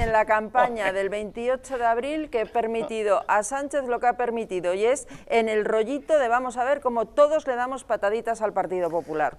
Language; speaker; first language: Spanish; native; Spanish